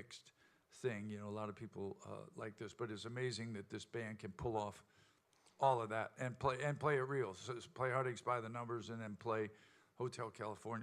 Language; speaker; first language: English; native; English